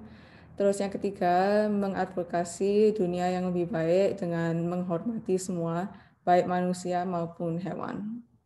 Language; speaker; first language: Indonesian; non-native, learner; English